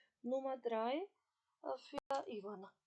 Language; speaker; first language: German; non-native, fluent; Macedonian